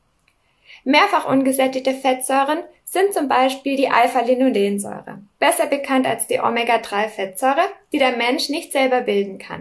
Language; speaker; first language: German; native; German